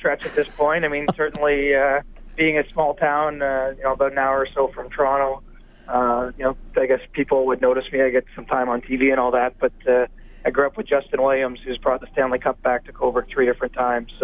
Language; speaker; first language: English; native; English